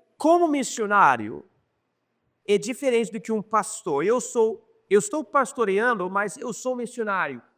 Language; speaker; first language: Portuguese; non-native, fluent; English